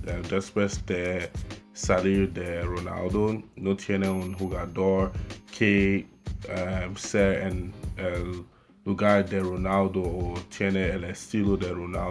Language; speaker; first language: Spanish; non-native, learner; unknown